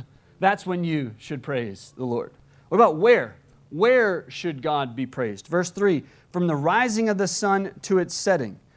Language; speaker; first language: English; native; English